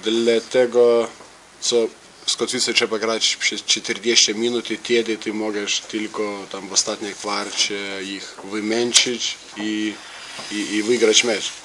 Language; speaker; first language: Polish; non-native, learner; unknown